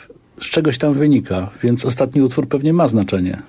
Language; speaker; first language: Polish; native; Polish